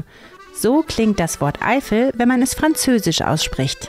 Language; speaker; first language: German; native; German